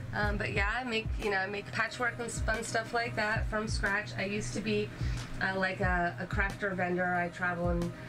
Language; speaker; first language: English; native; English